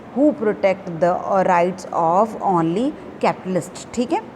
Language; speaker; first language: English; non-native, local second language; Punjabi